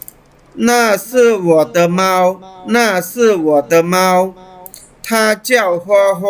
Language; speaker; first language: Chinese; non-native, fluent; Khmer